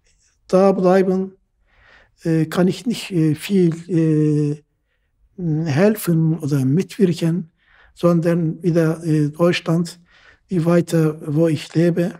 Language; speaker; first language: German; non-native, fluent; Turkish